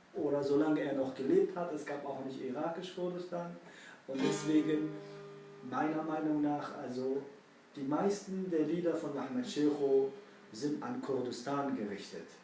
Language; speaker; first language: German; non-native, fluent; Kurdish